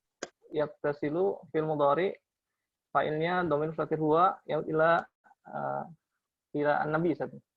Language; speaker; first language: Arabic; non-native, learner; Indonesian